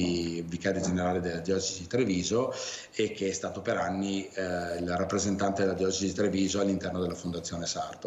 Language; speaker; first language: Italian; native; Italian